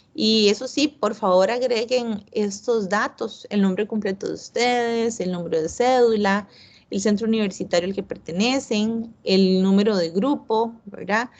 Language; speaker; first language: Spanish; native; Spanish